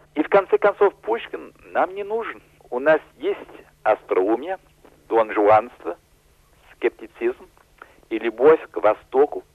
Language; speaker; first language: Russian; non-native, fluent; English